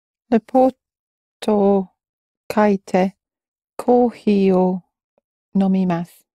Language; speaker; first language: Japanese; non-native, learner; English